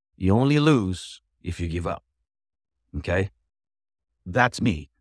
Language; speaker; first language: English; non-native, local second language; Filipino